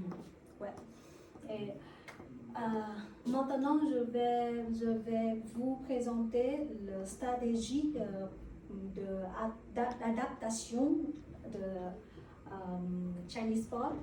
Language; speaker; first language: French; non-native, learner; Vietnamese